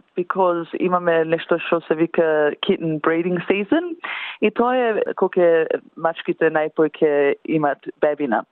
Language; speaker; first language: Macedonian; early bilingual, heritage; English